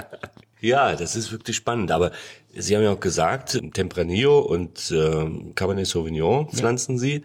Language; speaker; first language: German; native; German